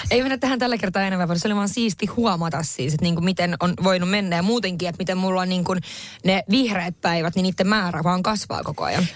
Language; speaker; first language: Finnish; native; Finnish